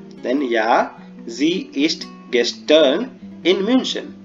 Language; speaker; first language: German; non-native, fluent; Hindi